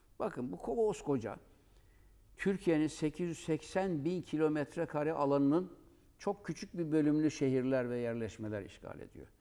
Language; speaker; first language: Turkish; native; Turkish